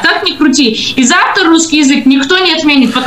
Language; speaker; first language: Russian; native; Russian